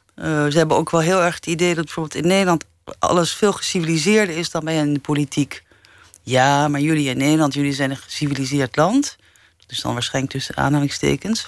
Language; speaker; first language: Dutch; early bilingual, other home language; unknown